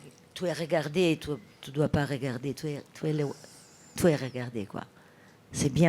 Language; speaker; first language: French; non-native, fluent; Italian